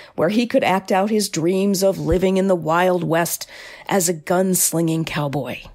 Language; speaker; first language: English; native; English